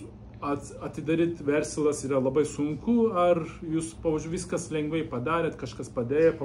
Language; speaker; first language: Lithuanian; non-native, learner; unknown